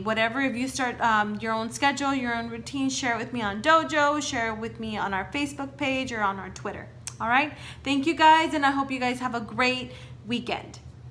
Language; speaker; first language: English; early bilingual, other home language; Spanish